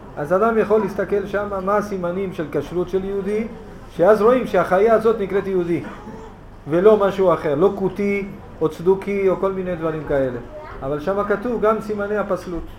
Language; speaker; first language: Hebrew; native; Hebrew